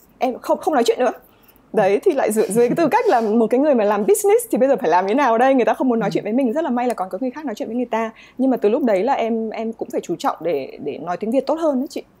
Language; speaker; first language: Vietnamese; native; Vietnamese